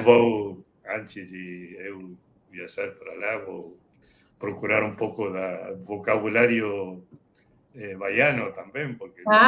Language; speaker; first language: Portuguese; non-native, fluent; Spanish